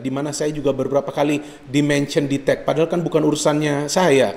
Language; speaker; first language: Indonesian; native; Indonesian